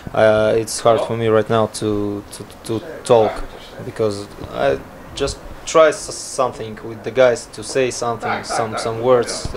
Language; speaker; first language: English; non-native, learner; Latvian